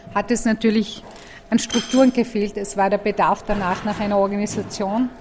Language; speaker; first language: German; native; German